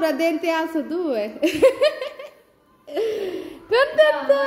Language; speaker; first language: Italian; non-native, learner; Bangla